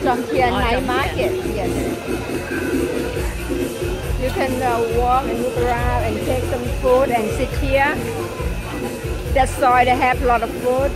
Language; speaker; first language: English; non-native, learner; Thai